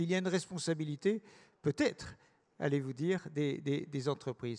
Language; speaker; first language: French; native; French